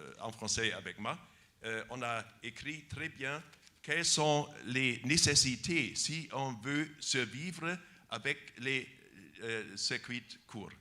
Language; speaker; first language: French; non-native, fluent; German